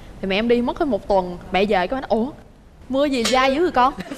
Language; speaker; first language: Vietnamese; native; Vietnamese